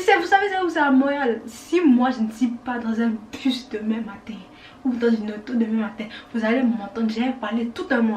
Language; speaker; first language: French; early bilingual, other home language; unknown